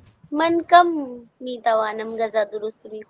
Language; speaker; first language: Persian; non-native, learner; Urdu